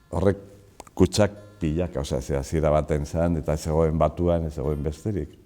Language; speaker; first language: Basque; native; Basque